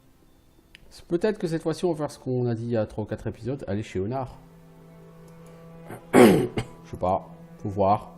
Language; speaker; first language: French; native; French